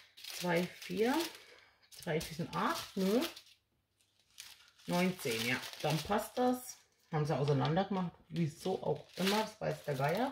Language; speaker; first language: German; native; German